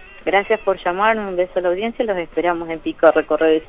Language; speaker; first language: Spanish; native; Spanish